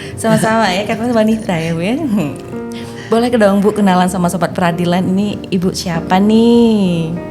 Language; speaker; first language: Indonesian; native; Indonesian